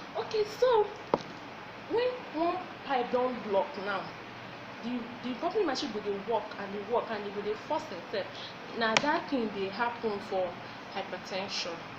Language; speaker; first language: Nigerian Pidgin; non-native, local second language; Yoruba